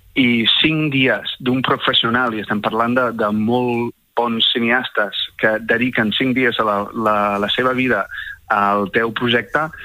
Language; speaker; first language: Catalan; non-native, fluent; English